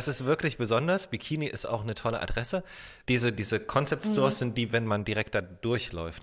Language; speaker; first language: German; native; German